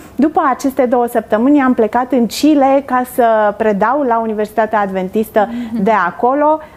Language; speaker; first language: Romanian; native; Romanian